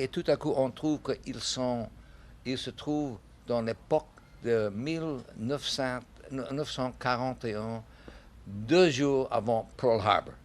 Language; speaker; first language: French; non-native, learner; English